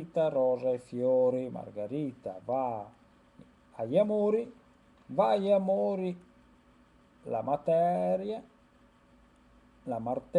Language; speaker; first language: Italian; native; Italian